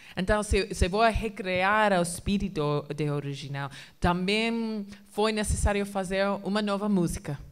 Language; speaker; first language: Portuguese; non-native, fluent; English